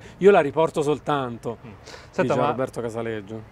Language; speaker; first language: Italian; native; Italian